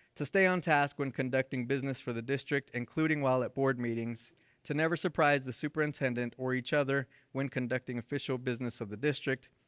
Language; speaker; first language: English; early bilingual, other home language; Spanish